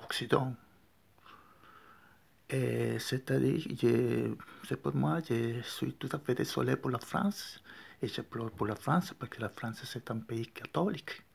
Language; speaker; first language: French; non-native, learner; Spanish